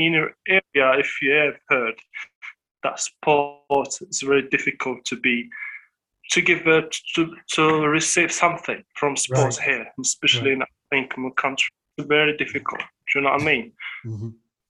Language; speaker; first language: English; non-native, fluent; Arabic